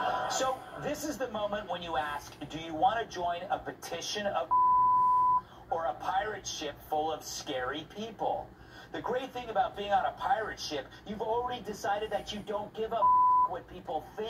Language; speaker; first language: English; native; English